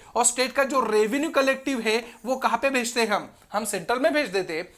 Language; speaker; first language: Hindi; non-native, local second language; Marathi